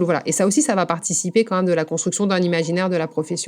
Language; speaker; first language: French; native; French